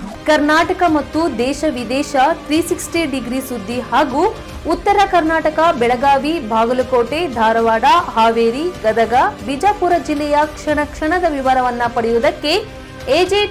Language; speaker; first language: Kannada; native; Kannada